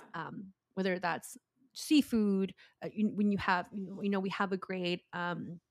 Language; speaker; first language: English; early bilingual, other home language; Spanish